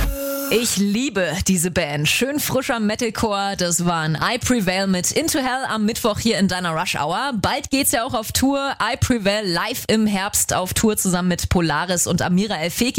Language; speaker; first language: German; native; German